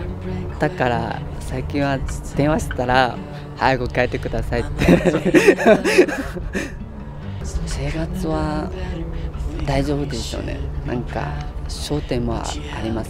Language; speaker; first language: Japanese; non-native, learner; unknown